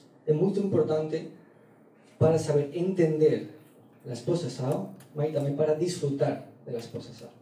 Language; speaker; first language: Portuguese; non-native, learner; Galician